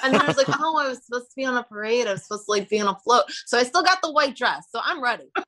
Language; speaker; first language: English; native; English